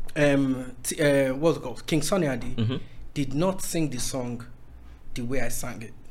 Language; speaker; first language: English; non-native, local second language; Yoruba